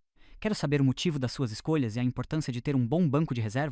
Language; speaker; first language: Portuguese; native; Portuguese